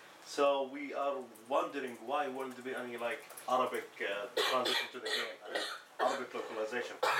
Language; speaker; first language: English; non-native, fluent; Arabic